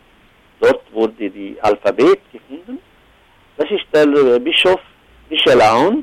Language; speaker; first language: German; non-native, fluent; Arabic